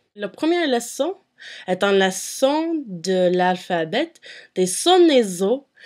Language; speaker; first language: French; non-native, learner; English